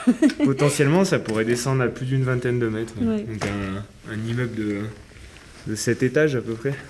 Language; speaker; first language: French; native; French